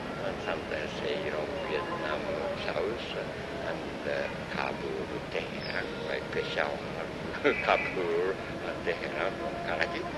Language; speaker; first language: English; non-native, learner; Japanese